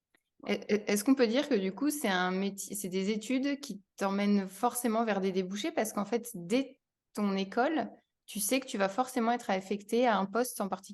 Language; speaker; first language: French; native; French